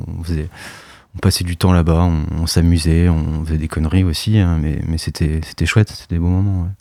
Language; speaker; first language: French; native; French